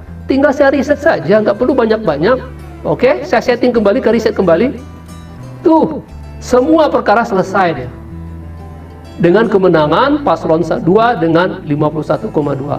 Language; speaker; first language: Indonesian; native; Indonesian